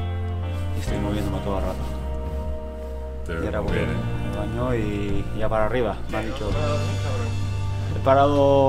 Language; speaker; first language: Spanish; native; Spanish